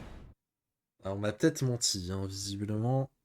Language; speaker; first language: French; native; French